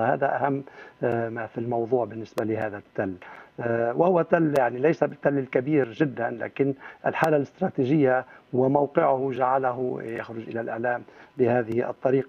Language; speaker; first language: Arabic; native; Arabic